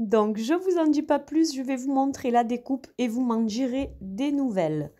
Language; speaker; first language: French; native; French